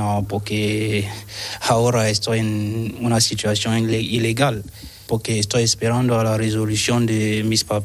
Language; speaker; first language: Spanish; non-native, learner; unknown